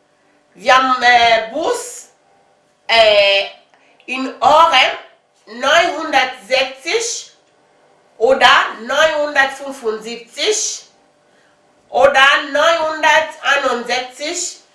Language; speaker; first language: German; non-native, learner; Lingala